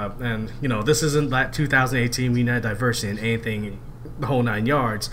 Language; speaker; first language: English; native; English